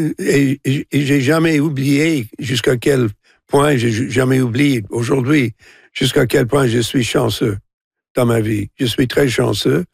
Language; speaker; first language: French; non-native, local second language; English